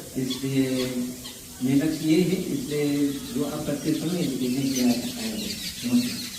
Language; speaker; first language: Hindi; non-native, local second language; Gujarati